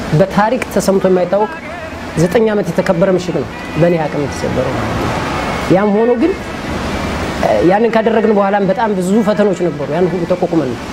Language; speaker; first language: Amharic; native; Amharic